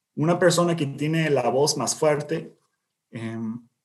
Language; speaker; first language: Spanish; non-native, fluent; English